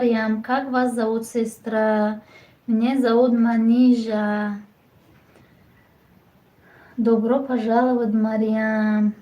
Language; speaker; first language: Russian; non-native, learner; Tajik